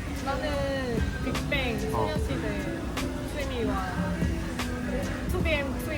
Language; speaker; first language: Korean; non-native, fluent; Vietnamese